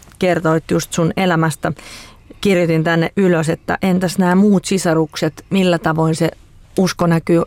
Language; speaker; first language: Finnish; native; Finnish